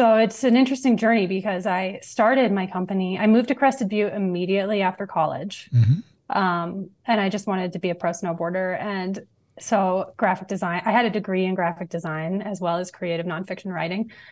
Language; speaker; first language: English; native; English